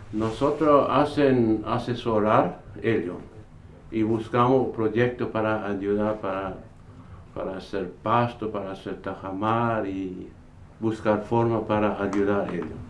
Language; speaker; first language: Spanish; non-native, local second language; Plautdietsch